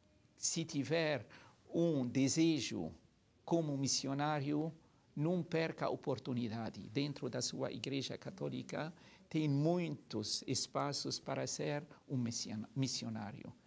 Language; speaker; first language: Portuguese; non-native, fluent; Arabic